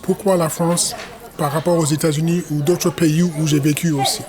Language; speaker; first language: French; non-native, fluent; English